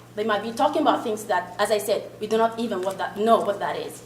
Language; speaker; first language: English; non-native, fluent; Arabic